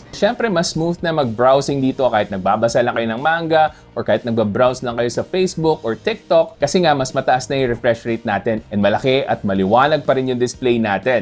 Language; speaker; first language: Filipino; native; Filipino